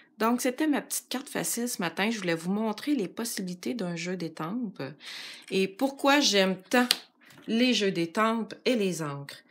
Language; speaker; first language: French; native; French